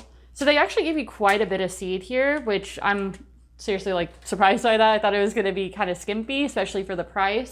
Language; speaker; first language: English; native; English